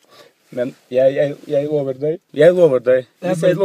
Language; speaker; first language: Norwegian; non-native, learner; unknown